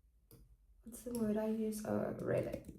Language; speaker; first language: English; native; English